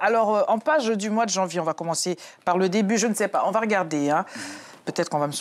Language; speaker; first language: French; native; French